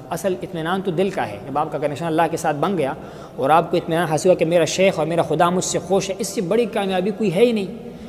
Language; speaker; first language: Urdu; non-native, local second language; Pashto